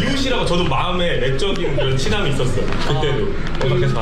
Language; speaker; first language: Korean; native; Korean